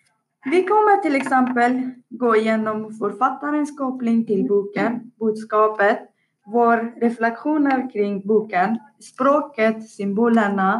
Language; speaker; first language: Swedish; non-native, learner; Persian